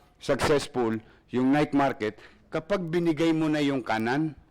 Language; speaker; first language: Filipino; native; Filipino